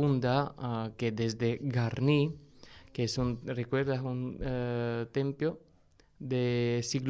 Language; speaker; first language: Spanish; non-native, fluent; Armenian